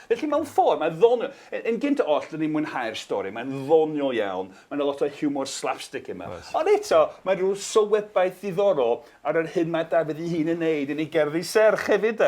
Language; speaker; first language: Welsh; non-native, fluent; English